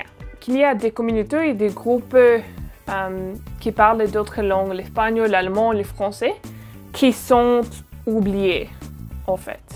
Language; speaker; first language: French; non-native, fluent; English